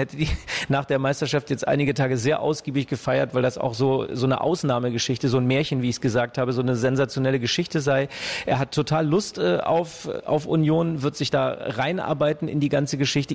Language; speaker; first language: German; native; German